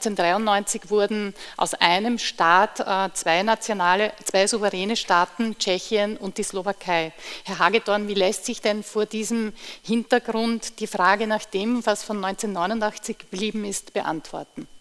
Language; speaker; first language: German; native; German